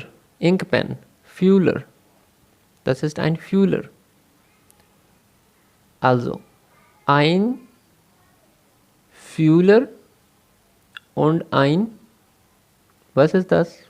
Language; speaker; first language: German; non-native, fluent; Urdu